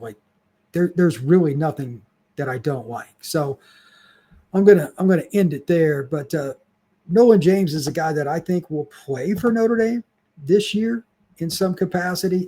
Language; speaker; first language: English; native; English